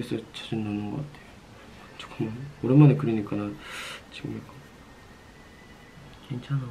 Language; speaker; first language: Korean; non-native, fluent; Japanese